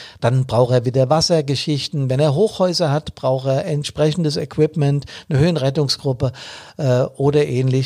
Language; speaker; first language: German; native; German